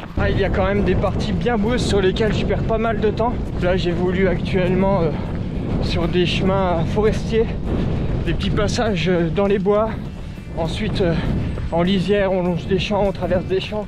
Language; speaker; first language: French; native; French